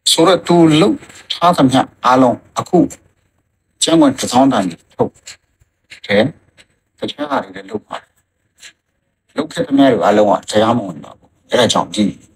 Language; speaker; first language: Burmese; non-native, local second language; Hakha Chin